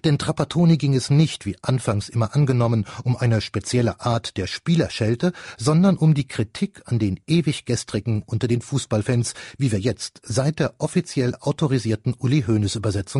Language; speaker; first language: German; native; German